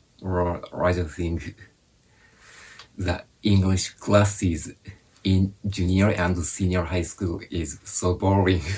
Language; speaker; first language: English; non-native, fluent; Japanese